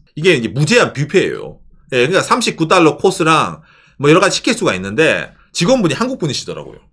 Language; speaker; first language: Korean; native; Korean